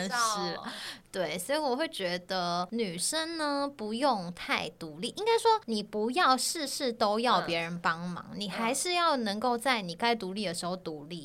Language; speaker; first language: Chinese; native; Chinese